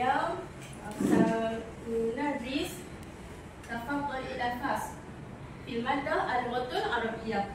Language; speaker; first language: Arabic; non-native, learner; Malay